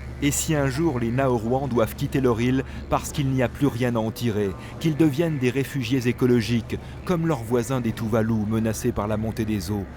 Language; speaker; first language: French; native; French